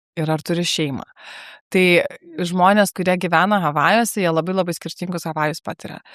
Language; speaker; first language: Lithuanian; native; Lithuanian